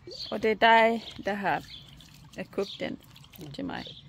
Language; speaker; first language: Danish; non-native, learner; English